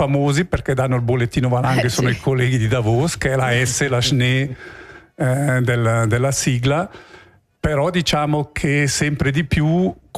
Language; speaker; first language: Italian; native; Italian